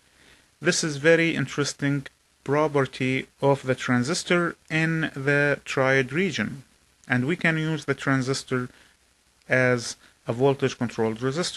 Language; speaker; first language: English; non-native, fluent; Arabic